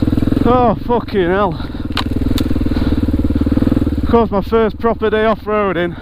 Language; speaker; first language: English; native; English